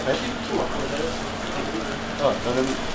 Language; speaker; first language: Japanese; native; Japanese